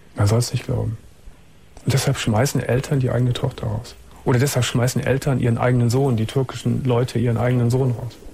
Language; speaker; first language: German; native; German